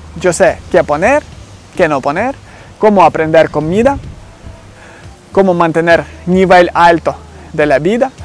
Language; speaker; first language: Spanish; non-native, learner; Ukrainian